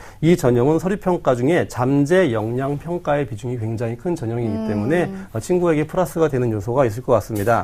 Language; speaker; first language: Korean; native; Korean